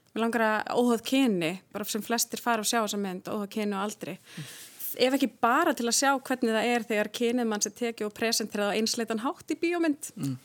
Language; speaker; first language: Icelandic; native; Icelandic